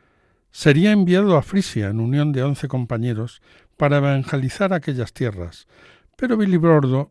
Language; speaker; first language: Spanish; native; Spanish